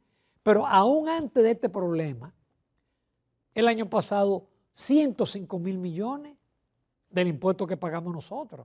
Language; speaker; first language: Spanish; native; Spanish